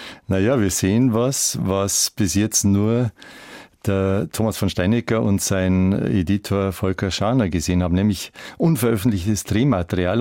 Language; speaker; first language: German; native; German